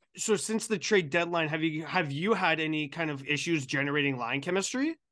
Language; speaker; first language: English; native; English